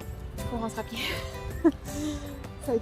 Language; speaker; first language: French; native; French